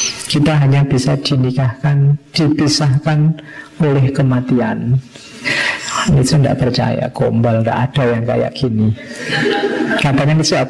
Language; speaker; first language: Indonesian; non-native, local second language; Javanese